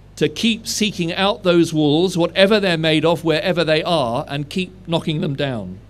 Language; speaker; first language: English; native; English